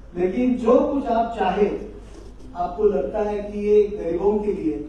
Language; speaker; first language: Hindi; non-native, local second language; Marathi